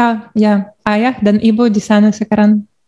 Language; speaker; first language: Indonesian; non-native, learner; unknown